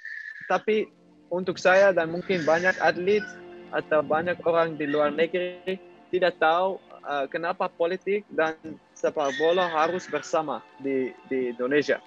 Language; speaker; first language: Indonesian; non-native, learner; Dutch